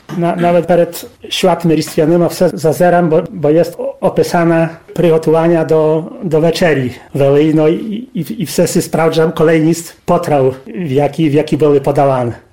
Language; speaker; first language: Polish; non-native, local second language; Rusyn